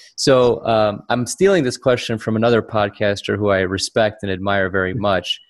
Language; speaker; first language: English; native; English